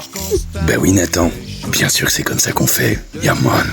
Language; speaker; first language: French; native; French